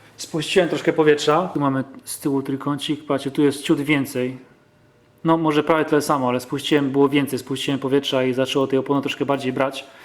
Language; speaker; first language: Polish; early bilingual, heritage; Polish